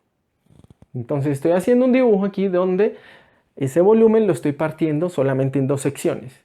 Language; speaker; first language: Spanish; native; Spanish